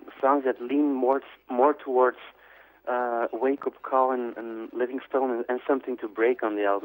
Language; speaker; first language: English; non-native, fluent; Dutch